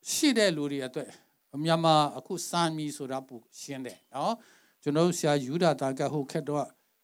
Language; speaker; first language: Burmese; non-native, local second language; Tedim Chin